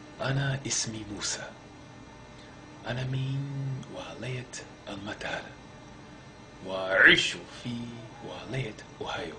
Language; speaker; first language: Arabic; non-native, learner; English